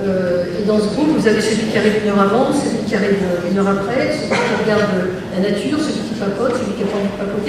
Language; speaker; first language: French; native; French